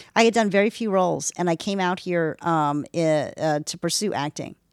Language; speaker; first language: English; native; English